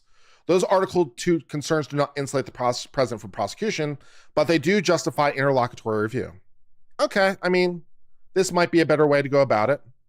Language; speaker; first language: English; native; English